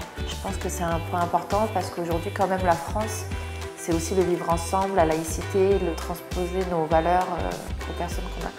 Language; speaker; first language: French; native; French